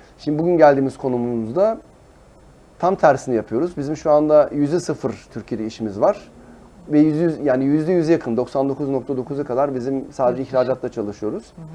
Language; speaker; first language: Turkish; early bilingual, heritage; Turkish